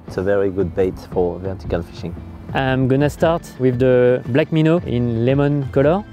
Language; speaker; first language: English; non-native, fluent; French